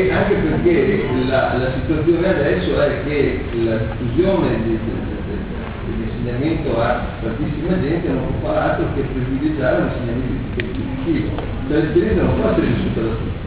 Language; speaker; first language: Italian; native; Italian